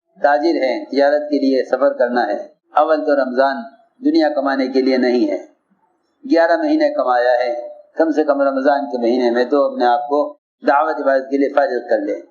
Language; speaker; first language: Urdu; native; Urdu